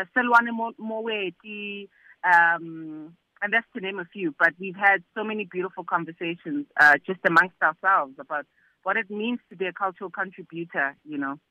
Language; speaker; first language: English; non-native, local second language; Zulu